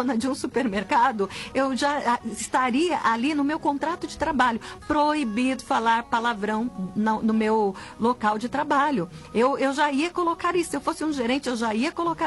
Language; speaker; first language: Portuguese; native; Portuguese